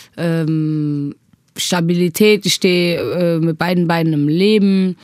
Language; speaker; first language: German; early bilingual, other home language; Tigrinya